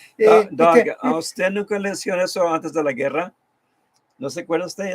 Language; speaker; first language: Spanish; early bilingual, heritage; Spanish